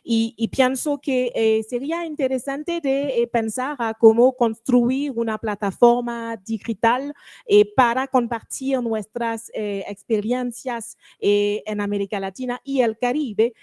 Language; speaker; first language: Spanish; non-native, learner; French